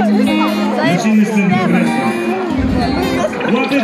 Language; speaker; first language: Polish; native; Polish